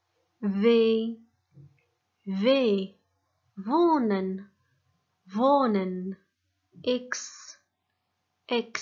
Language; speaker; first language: German; non-native, fluent; Arabic